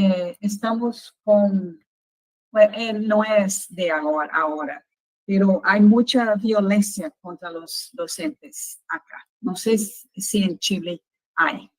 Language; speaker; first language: Spanish; non-native, fluent; Portuguese